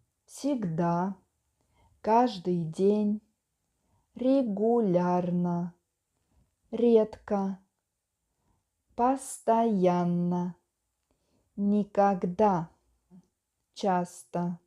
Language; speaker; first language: Russian; non-native, fluent; Spanish